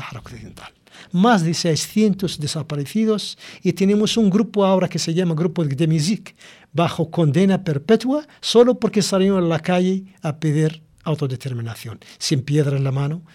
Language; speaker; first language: Spanish; non-native, local second language; Arabic